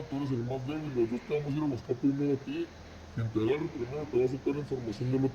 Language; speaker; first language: Spanish; native; Spanish